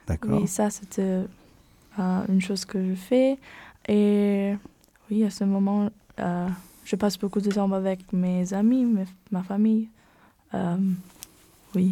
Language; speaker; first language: French; non-native, learner; German